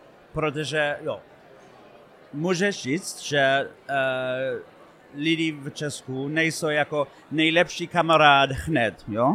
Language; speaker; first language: Czech; non-native, fluent; English